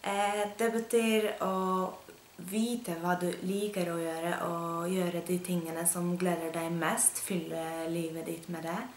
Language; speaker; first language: Norwegian; non-native, fluent; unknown